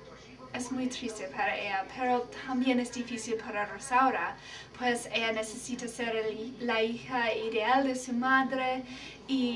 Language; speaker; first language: Spanish; non-native, learner; English